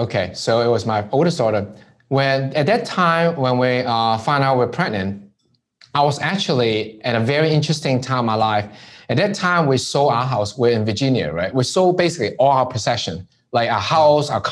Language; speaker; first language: English; non-native, local second language; Cantonese